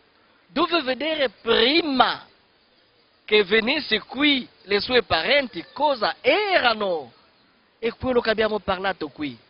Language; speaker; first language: Italian; non-native, fluent; Kongo